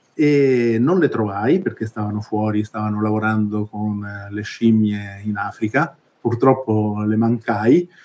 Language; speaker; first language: Italian; early bilingual, other home language; Spanish